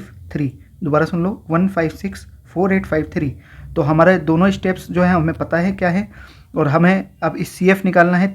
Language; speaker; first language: Hindi; native; Hindi